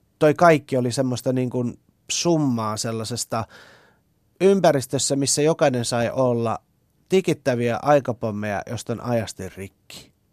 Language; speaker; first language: Finnish; early bilingual, other home language; Persian